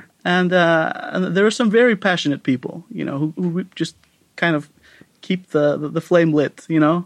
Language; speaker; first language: English; non-native, fluent; Icelandic